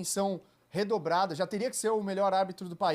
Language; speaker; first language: Portuguese; native; Portuguese